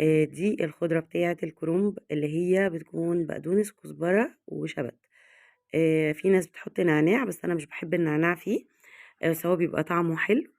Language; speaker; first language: Arabic; native; Arabic